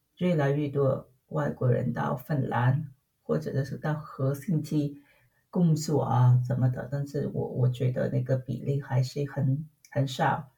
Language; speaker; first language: Chinese; non-native, fluent; Vietnamese